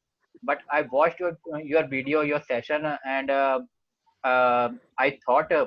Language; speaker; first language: English; non-native, local second language; Hindi